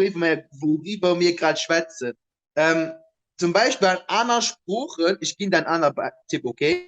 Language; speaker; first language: German; non-native, local second language; Luxembourgish